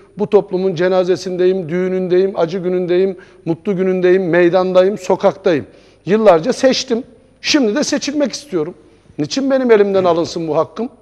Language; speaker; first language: Turkish; native; Turkish